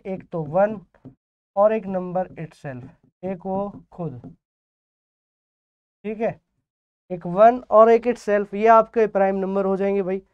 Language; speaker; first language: Hindi; native; Hindi